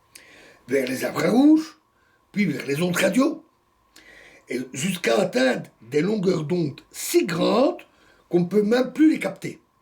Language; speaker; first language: French; native; French